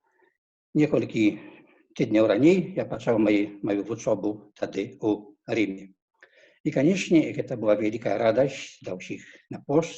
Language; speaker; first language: Polish; non-native, learner; Belarusian